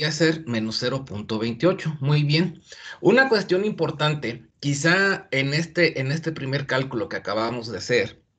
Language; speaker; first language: Spanish; native; Spanish